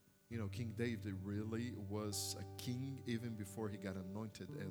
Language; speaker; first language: English; non-native, fluent; Portuguese